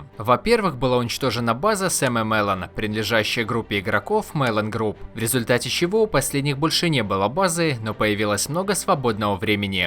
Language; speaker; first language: Russian; native; Russian